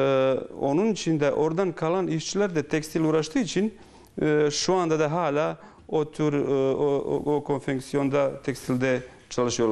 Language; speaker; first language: Turkish; non-native, fluent; Bosnian